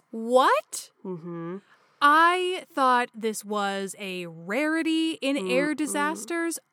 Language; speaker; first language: English; native; English